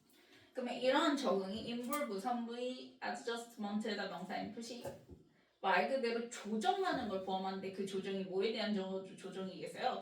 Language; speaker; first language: Korean; native; Korean